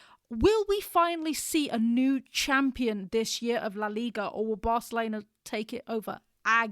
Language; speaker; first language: English; native; English